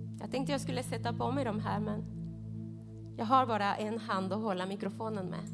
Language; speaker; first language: Swedish; non-native, fluent; Spanish